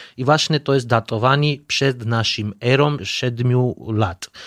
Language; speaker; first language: Polish; non-native, learner; Georgian